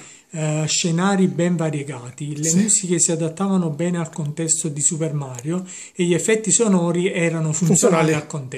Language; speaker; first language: Italian; native; Italian